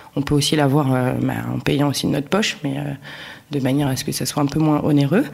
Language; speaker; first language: French; native; French